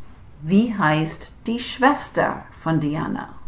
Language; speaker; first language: German; non-native, fluent; English